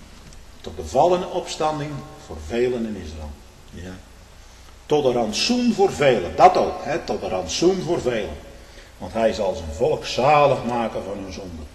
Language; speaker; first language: Dutch; native; Dutch